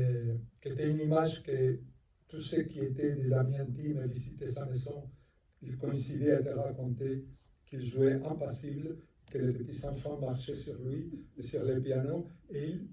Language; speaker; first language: French; non-native, fluent; Spanish